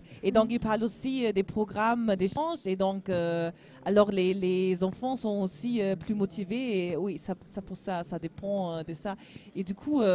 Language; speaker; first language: French; non-native, learner; German